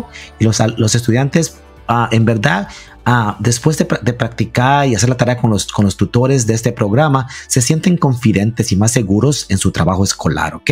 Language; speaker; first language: Spanish; early bilingual, heritage; Spanish